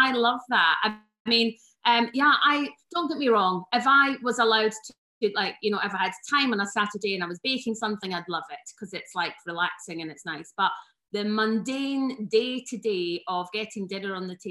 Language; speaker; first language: English; native; English